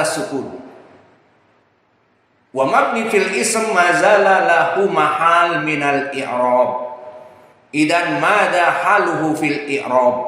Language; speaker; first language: Arabic; non-native, fluent; Indonesian